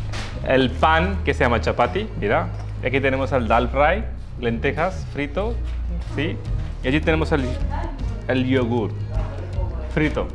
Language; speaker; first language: Spanish; non-native, fluent; Hindi